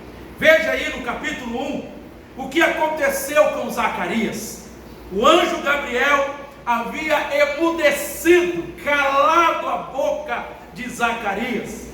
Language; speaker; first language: Portuguese; native; Portuguese